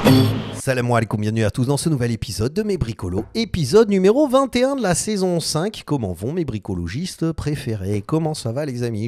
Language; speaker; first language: French; native; French